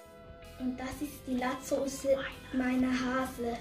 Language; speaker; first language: German; early bilingual, other home language; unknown